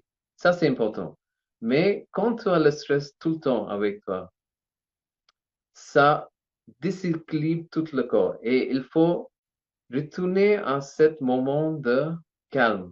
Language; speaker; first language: French; non-native, learner; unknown